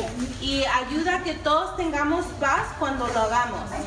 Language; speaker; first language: Spanish; early bilingual, heritage; Spanish